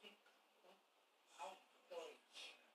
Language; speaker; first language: German; non-native, learner; Japanese